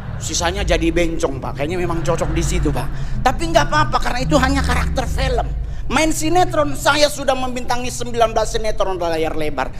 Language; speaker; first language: Indonesian; native; Indonesian